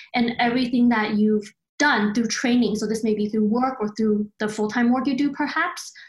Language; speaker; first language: English; early bilingual, other home language; Chinese